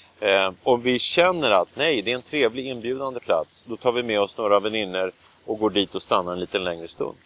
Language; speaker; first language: Swedish; native; Swedish